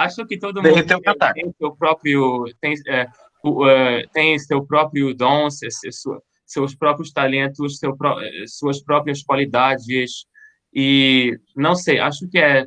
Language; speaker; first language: Portuguese; non-native, fluent; French